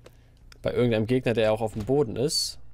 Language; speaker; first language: German; native; German